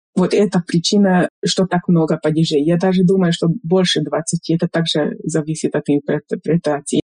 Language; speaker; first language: Russian; non-native, fluent; Hungarian